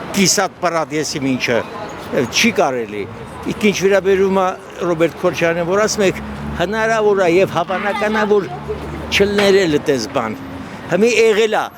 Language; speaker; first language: Armenian; native; Armenian